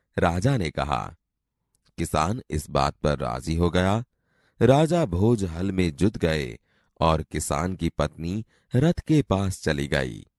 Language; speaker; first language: Hindi; non-native, local second language; Gujarati